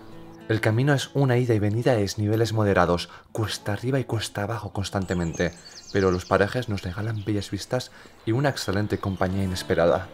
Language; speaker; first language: Spanish; native; Spanish